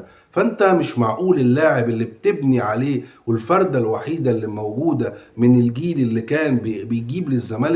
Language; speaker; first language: Arabic; native; Arabic